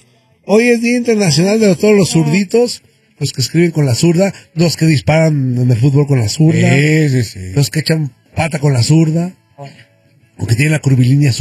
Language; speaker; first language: Spanish; native; Spanish